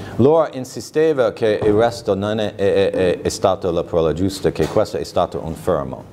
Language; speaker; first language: Italian; non-native, fluent; English